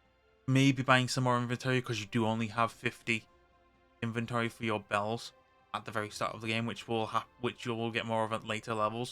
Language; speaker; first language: English; native; English